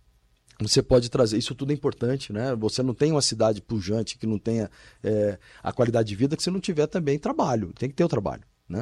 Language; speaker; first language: Portuguese; native; Portuguese